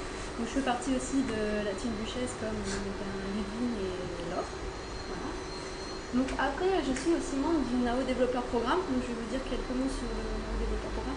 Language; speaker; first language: French; native; French